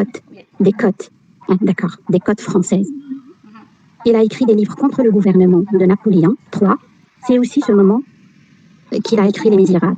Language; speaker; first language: French; non-native, learner; Arabic